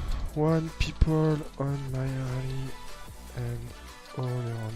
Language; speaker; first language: English; non-native, learner; French